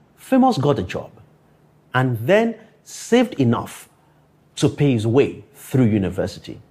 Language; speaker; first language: English; non-native, local second language; Yoruba